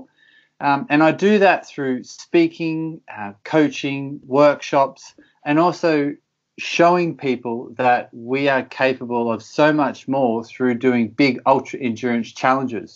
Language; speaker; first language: English; native; English